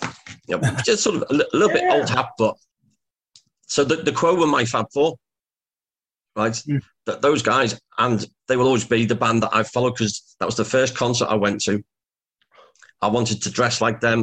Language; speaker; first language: English; native; English